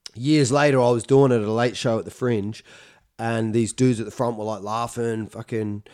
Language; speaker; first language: English; native; English